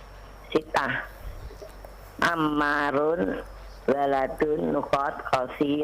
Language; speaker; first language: Arabic; non-native, learner; Indonesian